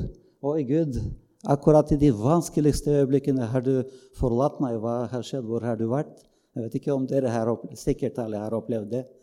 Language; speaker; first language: Norwegian; non-native, fluent; Bulgarian